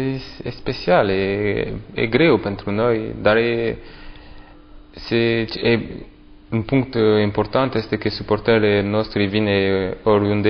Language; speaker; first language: Romanian; non-native, learner; French